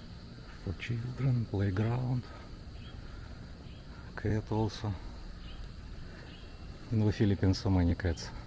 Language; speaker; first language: English; non-native, learner; Russian